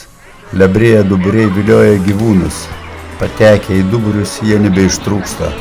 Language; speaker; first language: Lithuanian; native; Lithuanian